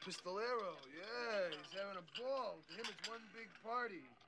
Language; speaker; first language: English; native; English